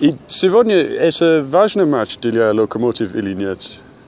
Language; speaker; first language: Russian; non-native, learner; English